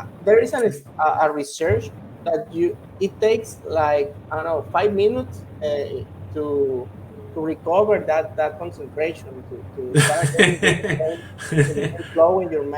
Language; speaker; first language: English; non-native, learner; Spanish